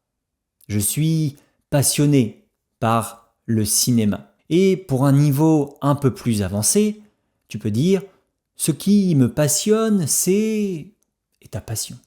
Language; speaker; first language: French; native; French